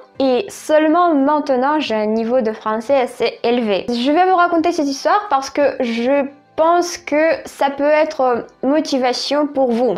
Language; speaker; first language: French; non-native, fluent; Russian